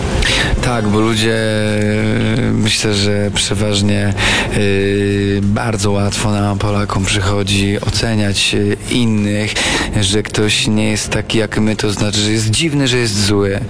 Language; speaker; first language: Polish; native; Polish